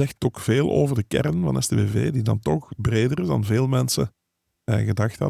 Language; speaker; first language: Dutch; native; Dutch